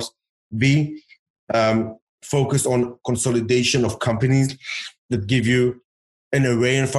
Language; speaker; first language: English; early bilingual, other home language; Hebrew